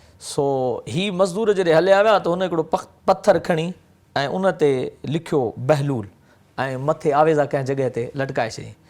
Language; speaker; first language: Sindhi; native; Sindhi